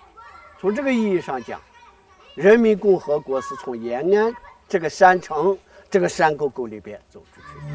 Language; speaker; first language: Chinese; native; Chinese